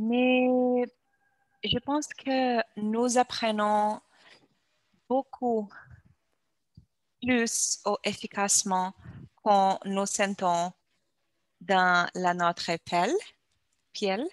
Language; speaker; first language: French; non-native, learner; Portuguese